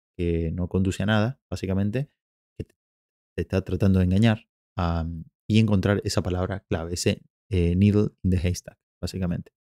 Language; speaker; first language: Spanish; native; Spanish